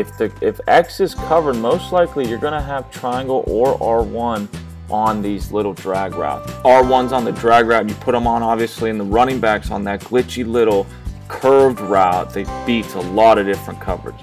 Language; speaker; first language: English; native; English